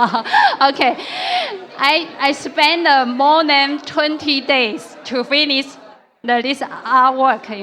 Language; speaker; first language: English; non-native, learner; Chinese